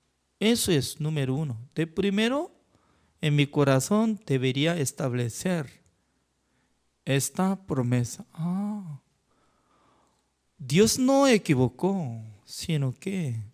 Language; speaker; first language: Spanish; non-native, learner; Korean